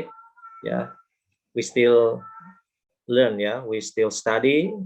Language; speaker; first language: English; non-native, local second language; Indonesian